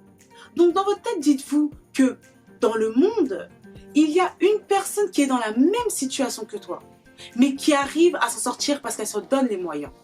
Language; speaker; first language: French; native; French